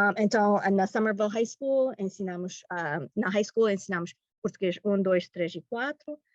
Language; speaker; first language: Portuguese; early bilingual, heritage; Portuguese